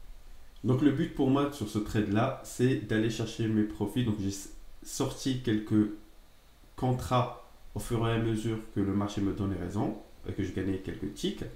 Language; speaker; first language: French; native; French